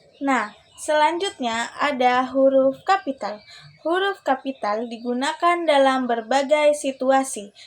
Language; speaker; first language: Indonesian; native; Indonesian